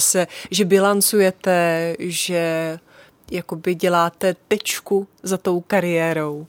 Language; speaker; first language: Czech; native; Czech